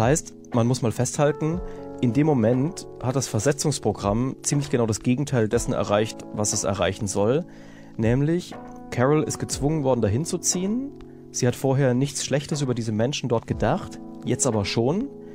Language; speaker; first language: German; native; German